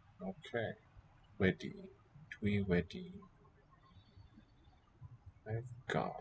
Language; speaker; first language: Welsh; non-native, learner; English